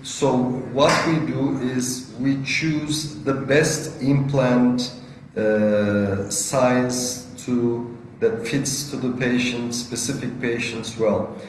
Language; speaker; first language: English; non-native, fluent; Turkish